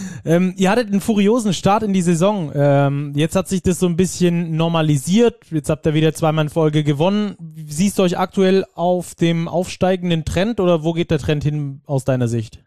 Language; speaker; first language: German; native; German